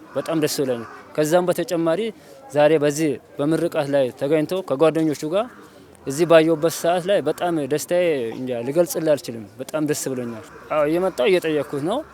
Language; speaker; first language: Amharic; non-native, local second language; Hadiyya